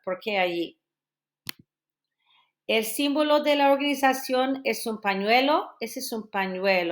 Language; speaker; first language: Spanish; non-native, fluent; English